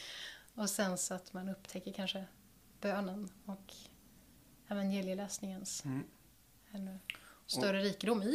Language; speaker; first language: Swedish; native; Swedish